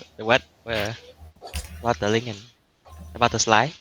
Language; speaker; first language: English; non-native, learner; Vietnamese